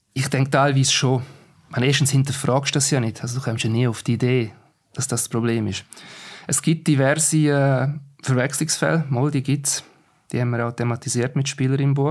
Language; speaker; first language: German; native; German